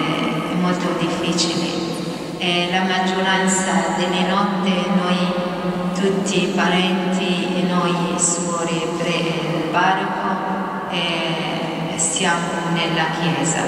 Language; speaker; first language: Italian; non-native, fluent; Arabic